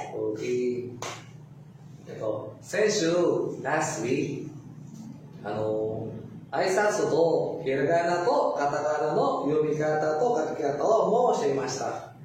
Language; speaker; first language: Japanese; non-native, fluent; Filipino